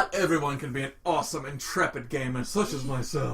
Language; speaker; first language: English; native; English